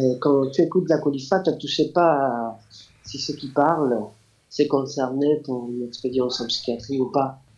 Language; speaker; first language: French; non-native, fluent; Spanish